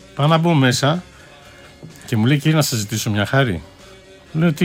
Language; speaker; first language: Greek; native; Greek